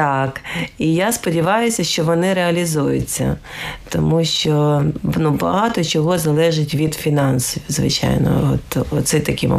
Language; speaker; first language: Ukrainian; native; Ukrainian